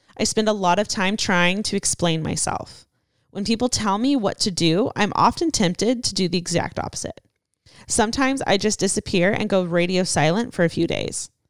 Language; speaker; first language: English; native; English